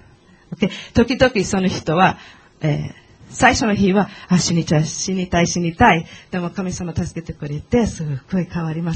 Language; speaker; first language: Japanese; non-native, learner; English